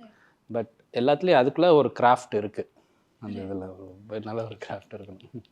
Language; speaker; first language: Tamil; native; Tamil